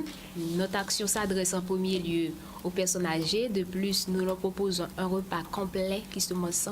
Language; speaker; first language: French; native; French